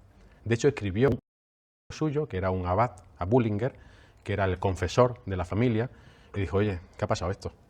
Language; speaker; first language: Spanish; native; Spanish